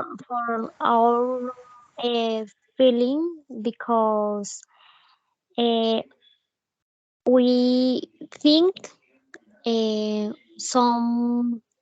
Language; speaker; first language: English; non-native, learner; Spanish